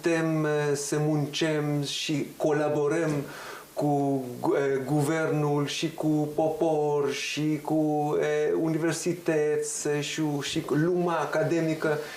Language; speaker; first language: Romanian; early bilingual, heritage; Hebrew